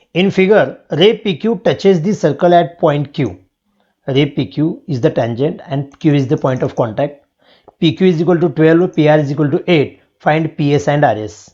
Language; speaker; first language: English; non-native, local second language; Marathi